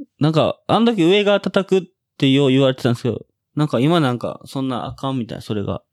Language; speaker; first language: Japanese; native; Japanese